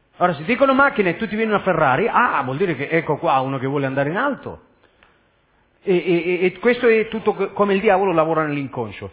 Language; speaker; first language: Italian; non-native, fluent; Spanish